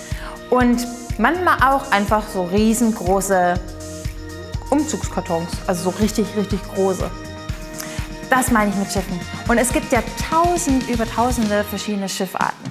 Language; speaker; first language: German; native; German